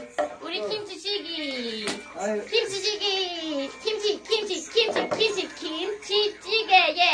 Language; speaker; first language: Korean; non-native, learner; Swedish